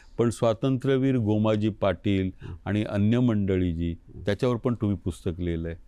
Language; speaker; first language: Marathi; native; Marathi